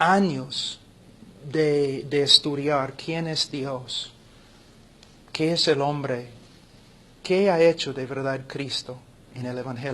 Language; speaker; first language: Spanish; non-native, fluent; English